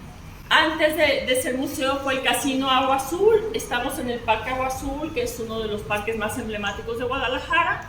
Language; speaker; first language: Spanish; native; Spanish